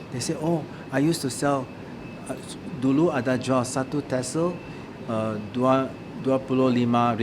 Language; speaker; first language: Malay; non-native, learner; English